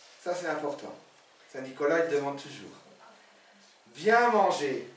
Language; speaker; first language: French; native; French